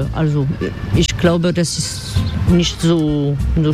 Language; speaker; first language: German; non-native, fluent; French